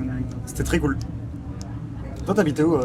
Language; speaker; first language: French; native; French